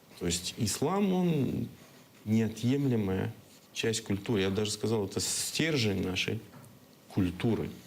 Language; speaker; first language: Russian; non-native, local second language; Crimean Tatar